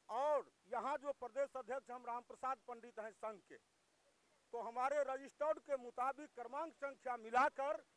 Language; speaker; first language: Hindi; native; Hindi